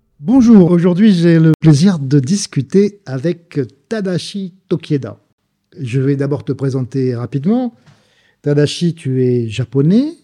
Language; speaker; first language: French; native; French